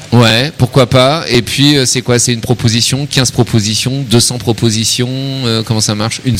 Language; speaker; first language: French; native; French